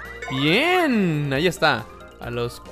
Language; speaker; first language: Spanish; native; Spanish